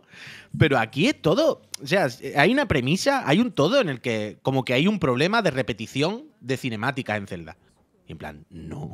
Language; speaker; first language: Spanish; native; Spanish